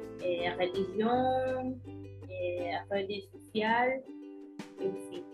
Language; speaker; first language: French; non-native, learner; Spanish